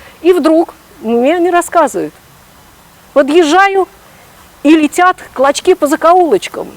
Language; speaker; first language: Russian; non-native, local second language; Ukrainian